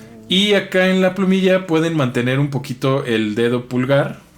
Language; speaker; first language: Spanish; native; Spanish